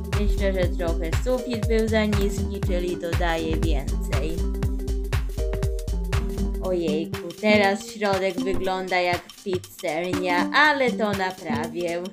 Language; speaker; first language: Polish; early bilingual, heritage; Polish